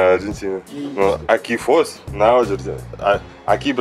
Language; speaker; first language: Portuguese; non-native, learner; Russian